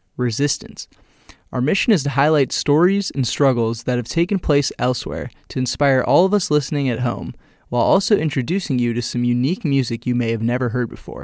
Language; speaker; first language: English; native; English